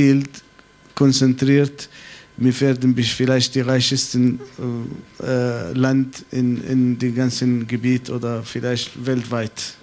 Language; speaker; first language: German; non-native, fluent; Arabic